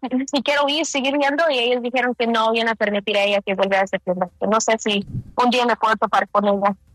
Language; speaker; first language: Spanish; early bilingual, heritage; Spanish